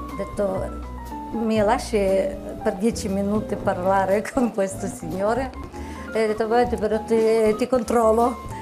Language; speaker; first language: Italian; non-native, learner; Ukrainian